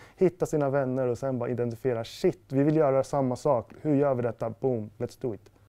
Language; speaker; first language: Swedish; native; Swedish